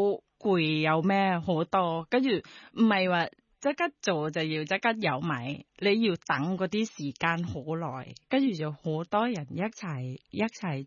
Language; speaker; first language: Cantonese; non-native, learner; Thai